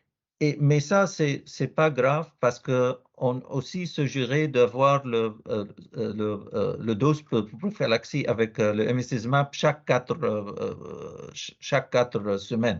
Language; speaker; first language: French; non-native, learner; Arabic